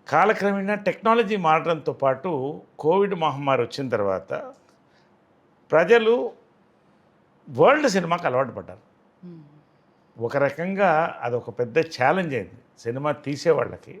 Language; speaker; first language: Telugu; native; Telugu